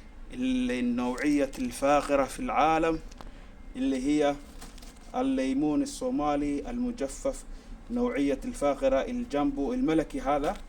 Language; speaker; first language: Arabic; non-native, local second language; Somali